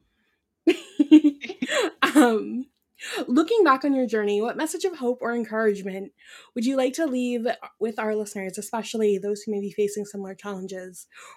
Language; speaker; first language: English; non-native, local second language; Irish